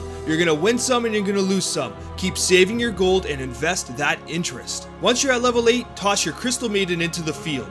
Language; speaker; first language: English; native; English